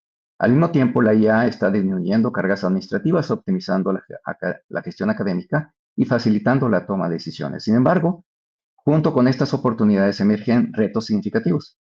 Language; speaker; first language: Spanish; native; Spanish